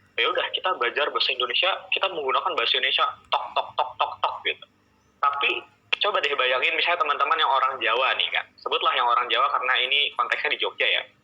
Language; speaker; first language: Indonesian; native; Indonesian